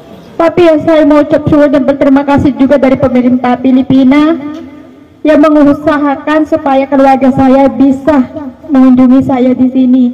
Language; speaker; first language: Indonesian; non-native, fluent; Filipino